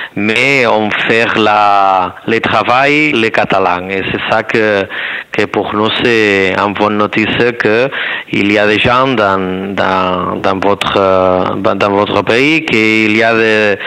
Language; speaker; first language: French; non-native, learner; Spanish